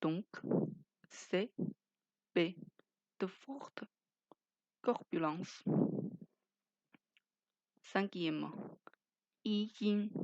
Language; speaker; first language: French; non-native, fluent; Chinese